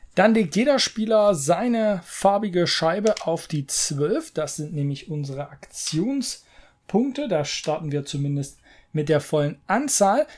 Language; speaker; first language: German; native; German